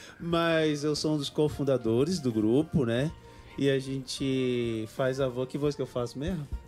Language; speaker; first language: Portuguese; native; Portuguese